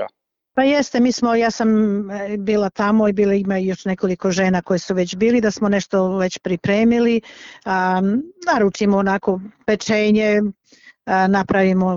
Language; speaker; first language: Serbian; early bilingual, other home language; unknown